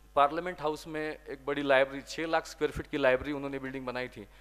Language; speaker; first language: Hindi; non-native, local second language; Marathi